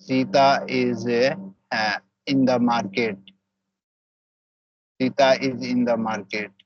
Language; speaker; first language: English; non-native, learner; Hindi